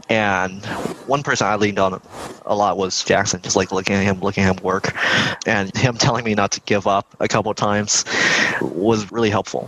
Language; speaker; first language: English; early bilingual, other home language; Vietnamese